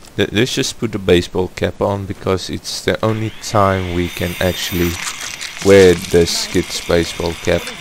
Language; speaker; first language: English; non-native, fluent; Afrikaans